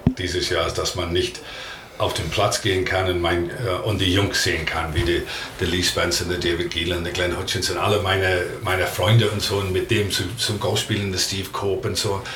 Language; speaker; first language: German; non-native, learner; English